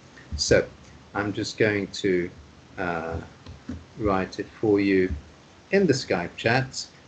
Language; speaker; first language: English; non-native, fluent; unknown